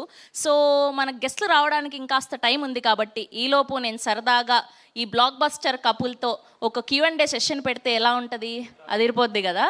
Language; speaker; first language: Telugu; native; Telugu